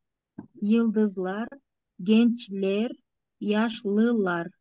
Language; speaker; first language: Turkish; non-native, learner; Kyrgyz